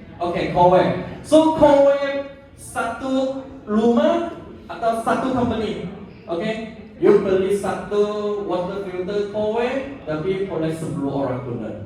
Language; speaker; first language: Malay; non-native, local second language; Chinese